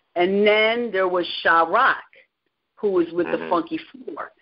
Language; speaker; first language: English; native; English